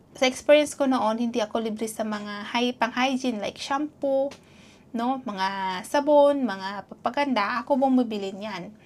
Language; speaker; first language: Filipino; non-native, local second language; Cebuano